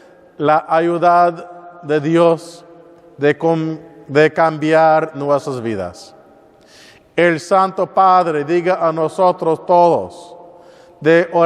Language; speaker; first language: Spanish; non-native, learner; English